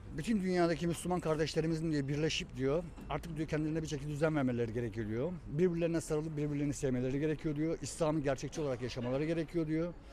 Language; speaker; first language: Turkish; native; Turkish